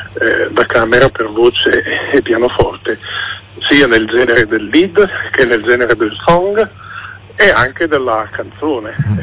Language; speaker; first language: Italian; native; Italian